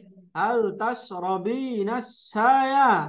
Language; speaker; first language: Arabic; non-native, fluent; Bangla